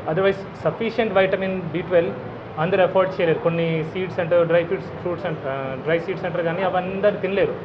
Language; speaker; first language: Telugu; non-native, fluent; Hindi